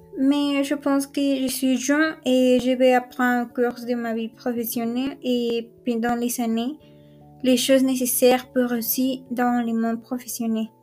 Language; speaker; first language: French; non-native, learner; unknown